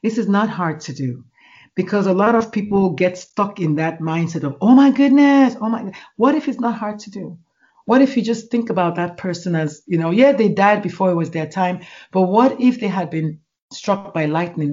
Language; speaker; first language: English; non-native, local second language; Igbo